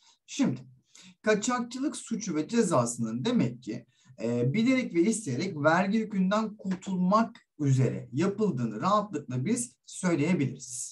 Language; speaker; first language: Turkish; native; Turkish